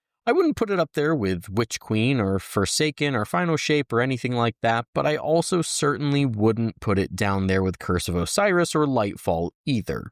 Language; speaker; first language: English; native; English